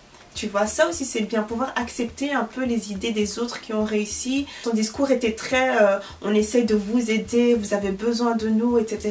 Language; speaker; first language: French; early bilingual, other home language; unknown